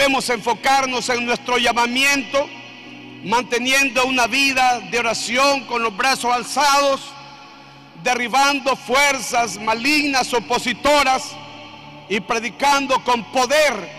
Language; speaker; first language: Spanish; native; Spanish